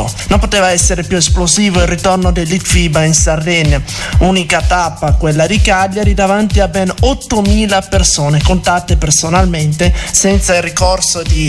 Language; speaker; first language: Italian; native; Italian